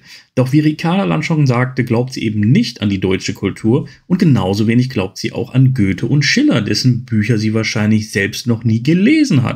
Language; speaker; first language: German; native; German